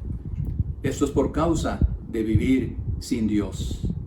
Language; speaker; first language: Spanish; native; Spanish